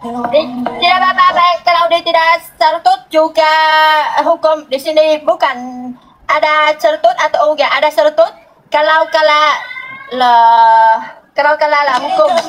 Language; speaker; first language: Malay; non-native, learner; Vietnamese